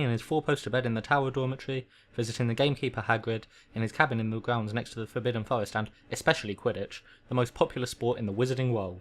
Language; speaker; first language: English; native; English